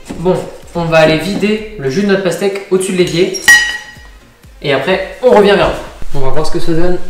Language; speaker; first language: French; native; French